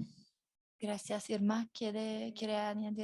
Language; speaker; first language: Spanish; non-native, fluent; French